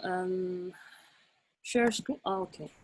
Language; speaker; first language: English; non-native, learner; Korean